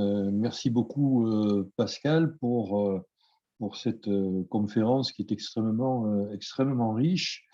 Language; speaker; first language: French; native; French